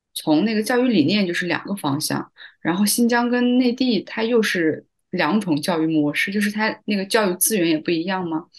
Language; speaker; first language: Chinese; native; Chinese